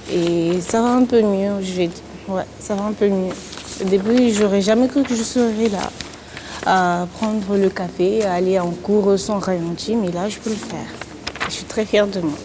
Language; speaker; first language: French; non-native, local second language; Comorian